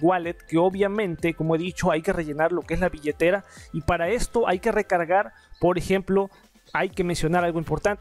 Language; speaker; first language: Spanish; native; Spanish